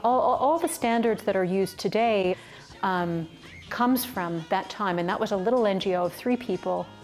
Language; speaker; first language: English; native; English